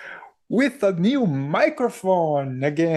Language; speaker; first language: English; non-native, fluent; Portuguese